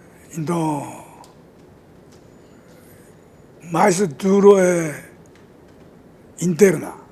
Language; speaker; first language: Portuguese; non-native, learner; Japanese